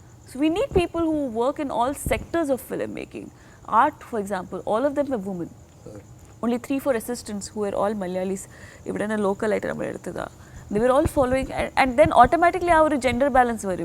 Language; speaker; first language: English; non-native, local second language; Tamil